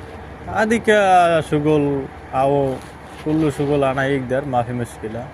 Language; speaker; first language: Arabic; non-native, learner; Bangla